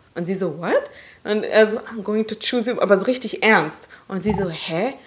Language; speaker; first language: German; early bilingual, other home language; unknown